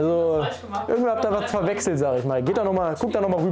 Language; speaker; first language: German; native; German